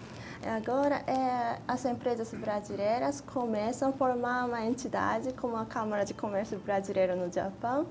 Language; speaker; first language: Portuguese; non-native, fluent; Japanese